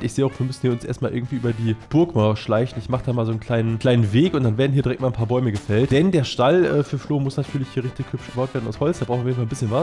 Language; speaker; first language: German; native; German